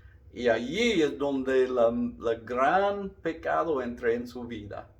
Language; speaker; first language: Spanish; non-native, learner; English